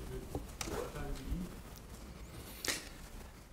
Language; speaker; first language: German; native; German